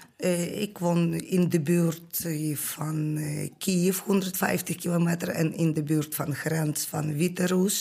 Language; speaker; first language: Dutch; non-native, learner; Ukrainian